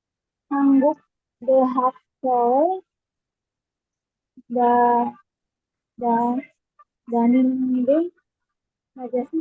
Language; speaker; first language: Korean; non-native, learner; Indonesian